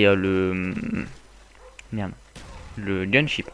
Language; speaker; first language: French; native; French